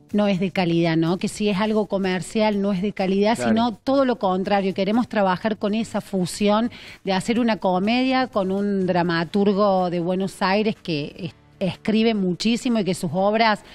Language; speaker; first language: Spanish; native; Spanish